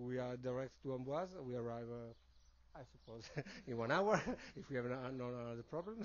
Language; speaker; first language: English; non-native, learner; Italian